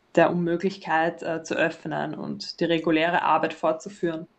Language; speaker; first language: German; native; German